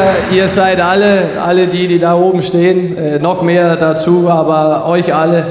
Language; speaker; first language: German; non-native, fluent; Danish